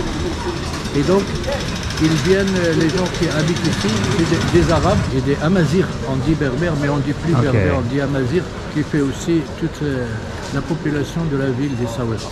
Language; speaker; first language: French; non-native, local second language; Arabic